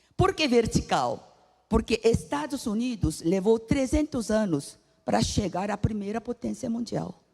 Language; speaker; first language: Portuguese; non-native, fluent; Korean